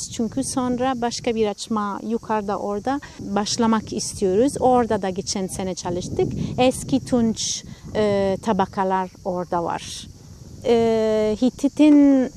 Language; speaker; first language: Turkish; non-native, fluent; Italian